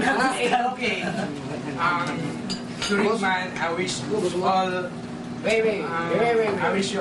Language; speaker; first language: English; non-native, learner; Filipino